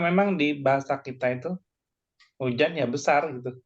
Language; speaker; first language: Indonesian; native; Indonesian